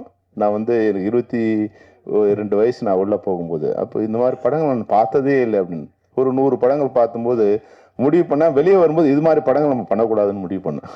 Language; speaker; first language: Tamil; native; Tamil